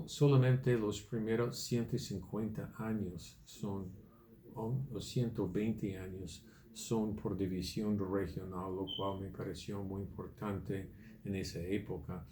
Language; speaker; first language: Spanish; non-native, fluent; English